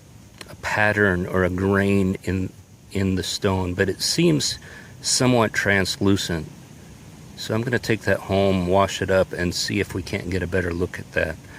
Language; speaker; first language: English; native; English